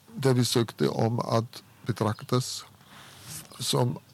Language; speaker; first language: Swedish; non-native, fluent; German